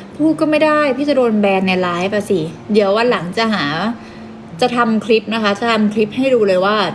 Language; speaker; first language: Thai; native; Thai